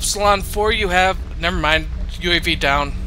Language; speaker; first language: English; native; English